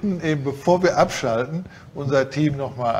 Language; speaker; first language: German; native; German